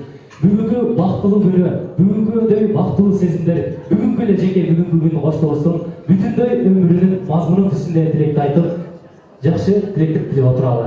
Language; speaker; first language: Kyrgyz; native; Kyrgyz